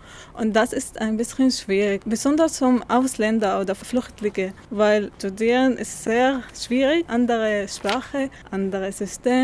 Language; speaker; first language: German; non-native, learner; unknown